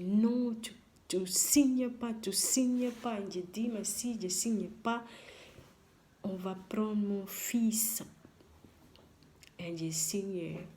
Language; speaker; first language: French; non-native, learner; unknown